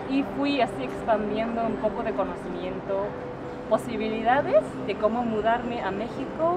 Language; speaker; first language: Spanish; non-native, fluent; Japanese